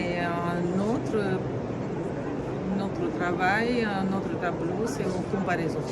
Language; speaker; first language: French; non-native, fluent; Romanian